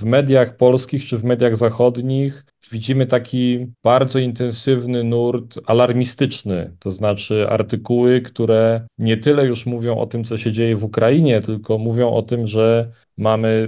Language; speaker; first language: Polish; native; Polish